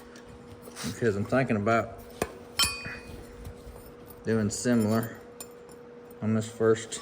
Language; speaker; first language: English; native; English